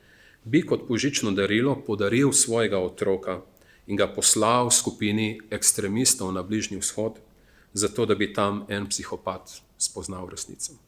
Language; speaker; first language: Slovenian; native; Slovenian